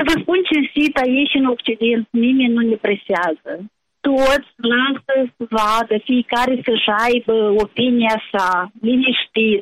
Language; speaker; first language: Romanian; native; Romanian